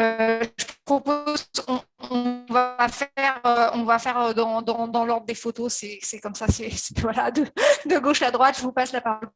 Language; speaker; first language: French; native; French